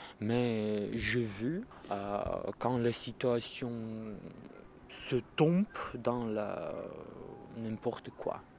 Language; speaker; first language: French; non-native, learner; Russian